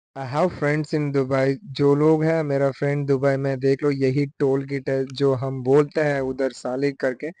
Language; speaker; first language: Hindi; non-native, local second language; Kannada